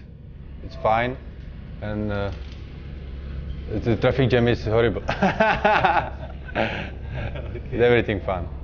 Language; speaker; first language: English; non-native, learner; Czech